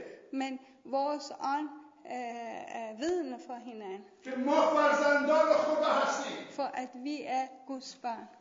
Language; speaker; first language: Danish; non-native, learner; Persian